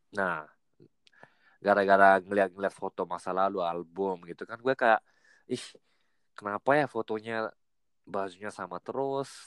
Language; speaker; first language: Indonesian; native; Indonesian